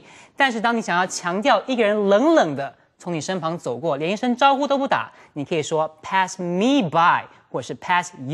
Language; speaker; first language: Chinese; native; Chinese